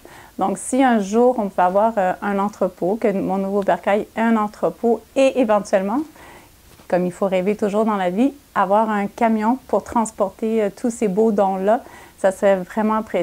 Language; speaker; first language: French; native; French